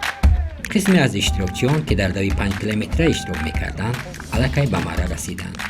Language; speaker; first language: Persian; native; Persian